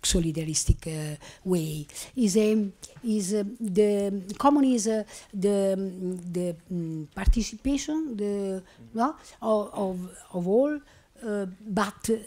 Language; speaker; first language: English; non-native, learner; Italian